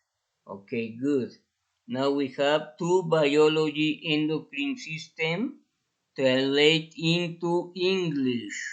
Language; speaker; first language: English; non-native, fluent; Spanish